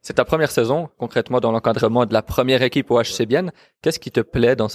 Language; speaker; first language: French; native; French